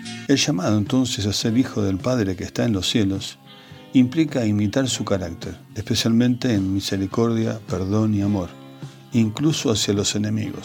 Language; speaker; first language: Spanish; native; Spanish